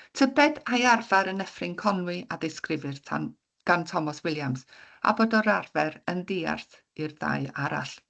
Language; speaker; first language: Welsh; native; Welsh